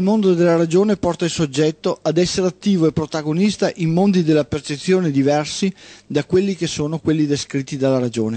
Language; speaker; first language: Italian; native; Italian